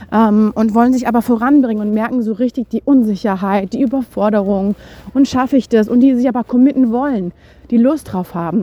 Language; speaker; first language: German; native; German